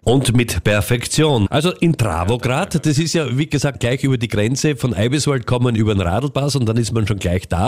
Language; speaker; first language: German; native; German